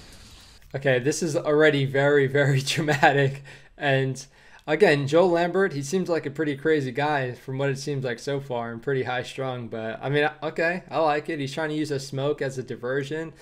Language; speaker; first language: English; native; English